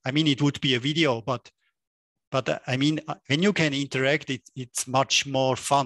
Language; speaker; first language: English; non-native, fluent; German